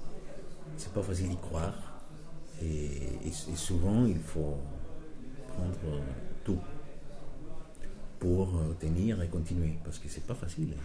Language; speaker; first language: French; non-native, fluent; Spanish